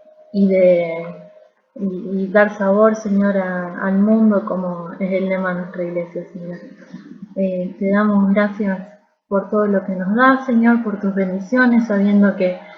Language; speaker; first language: Spanish; native; Spanish